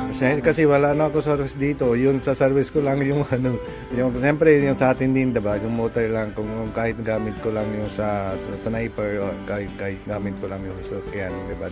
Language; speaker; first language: Filipino; non-native, learner; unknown